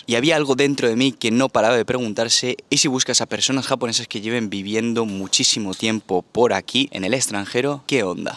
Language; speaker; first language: Spanish; native; Spanish